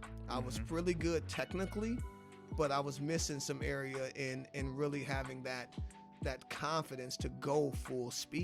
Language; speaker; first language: English; native; English